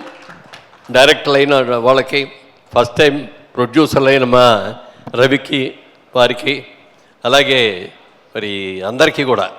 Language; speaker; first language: Telugu; native; Telugu